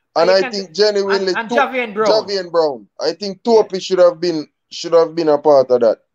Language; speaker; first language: English; native; English